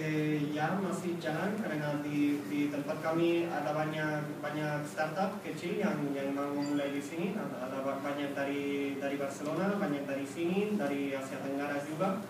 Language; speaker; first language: Indonesian; non-native, fluent; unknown